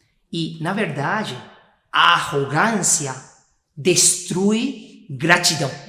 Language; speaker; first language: Portuguese; non-native, fluent; Spanish